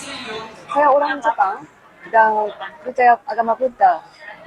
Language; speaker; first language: Indonesian; non-native, learner; Japanese